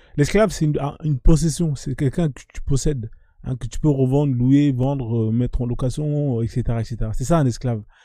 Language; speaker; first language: French; native; French